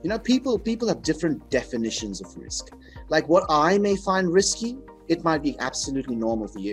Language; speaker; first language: English; non-native, local second language; Bangla